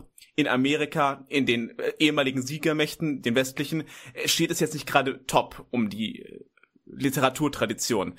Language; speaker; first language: German; native; German